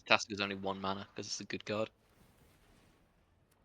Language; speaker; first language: English; native; English